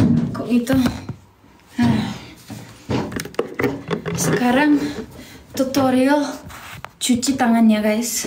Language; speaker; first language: Indonesian; non-native, fluent; Turkish